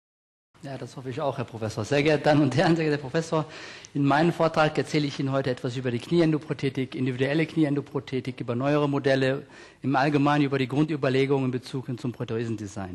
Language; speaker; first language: German; native; German